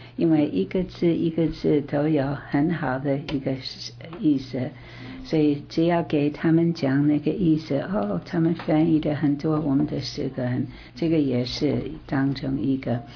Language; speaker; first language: Chinese; non-native, fluent; English